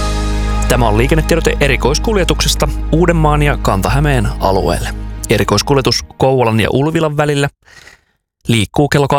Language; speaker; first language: Finnish; native; Finnish